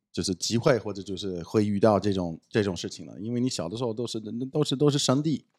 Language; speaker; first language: Chinese; non-native, fluent; English